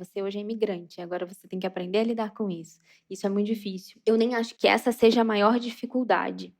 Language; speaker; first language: Portuguese; native; Portuguese